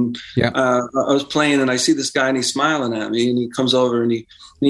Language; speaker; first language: English; native; English